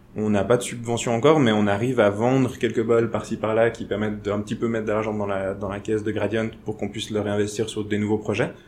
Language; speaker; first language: French; native; French